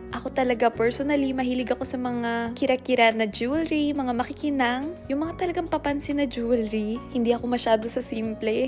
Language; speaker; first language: Filipino; native; Filipino